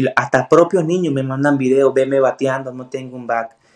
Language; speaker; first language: Spanish; native; Spanish